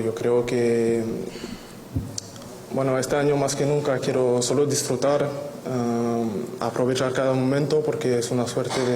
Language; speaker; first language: Spanish; non-native, fluent; French